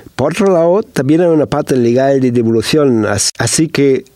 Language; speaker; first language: Spanish; non-native, fluent; German